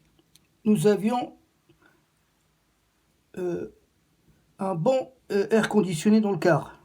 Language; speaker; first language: French; non-native, local second language; Arabic